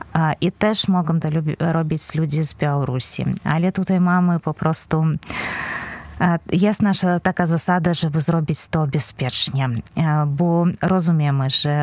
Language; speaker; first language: Polish; non-native, fluent; Belarusian